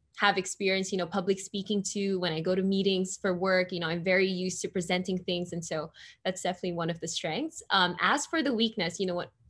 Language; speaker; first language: English; non-native, local second language; Filipino